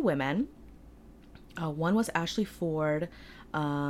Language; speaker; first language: English; early bilingual, other home language; Polish